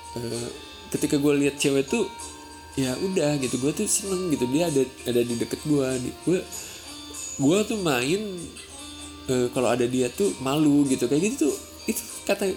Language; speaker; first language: Indonesian; non-native, local second language; Sundanese